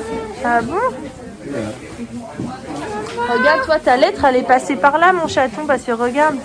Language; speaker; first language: French; native; French